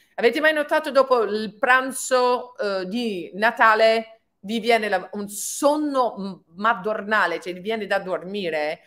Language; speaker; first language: Italian; non-native, fluent; English